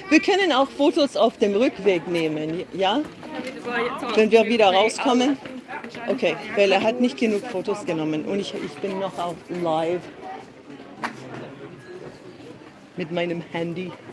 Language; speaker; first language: German; non-native, learner; English